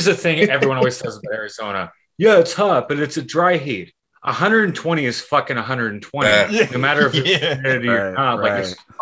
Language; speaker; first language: English; native; English